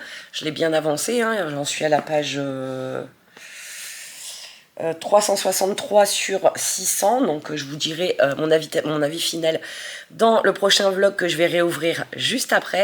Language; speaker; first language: French; native; French